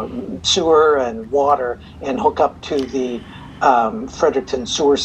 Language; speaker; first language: English; native; English